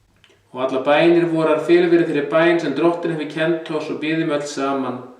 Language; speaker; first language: Icelandic; native; Icelandic